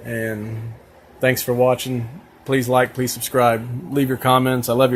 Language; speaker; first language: English; native; English